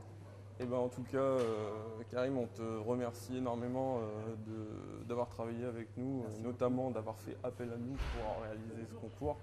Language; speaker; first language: French; native; French